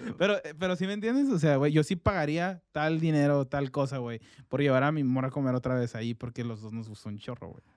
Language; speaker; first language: Spanish; native; Spanish